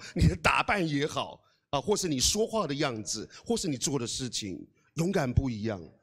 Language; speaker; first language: Chinese; non-native, local second language; Amis